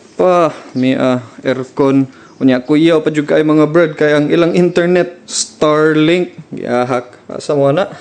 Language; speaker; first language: Cebuano; native; Cebuano